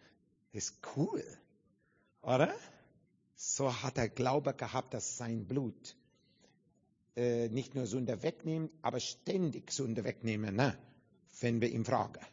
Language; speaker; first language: German; non-native, fluent; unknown